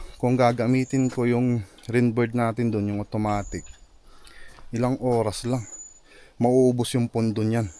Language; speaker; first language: Filipino; non-native, local second language; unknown